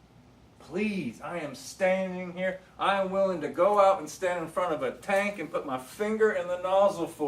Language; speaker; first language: English; native; English